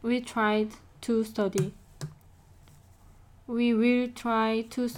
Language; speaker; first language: English; non-native, learner; Korean